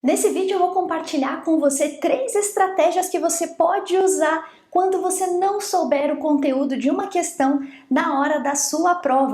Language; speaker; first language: Portuguese; native; Portuguese